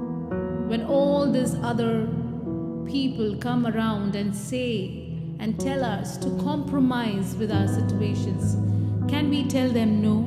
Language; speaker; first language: English; non-native, local second language; Hindi